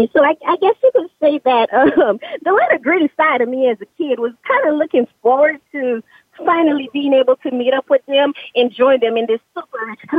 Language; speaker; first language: English; early bilingual, other home language; Haitian Creole